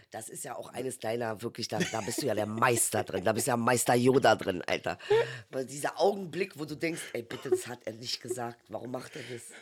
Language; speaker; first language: German; early bilingual, other home language; Turkish